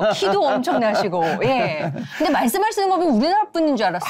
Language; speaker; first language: Korean; native; Korean